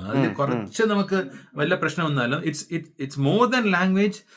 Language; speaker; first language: Malayalam; early bilingual, heritage; Malayalam